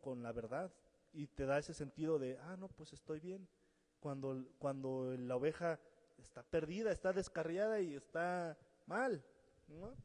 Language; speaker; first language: Spanish; native; Spanish